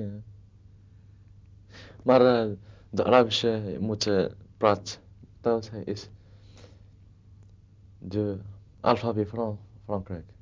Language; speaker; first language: Dutch; non-native, learner; Arabic